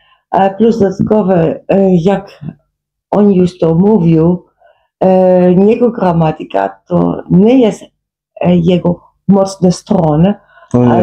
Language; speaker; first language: Polish; non-native, learner; Dutch